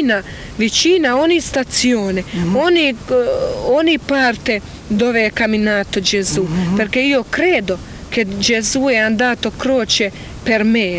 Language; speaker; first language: Italian; non-native, learner; Croatian